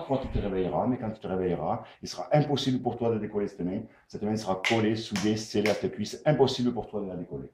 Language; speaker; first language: French; native; French